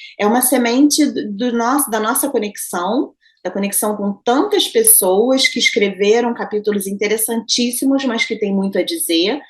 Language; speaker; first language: Portuguese; native; Portuguese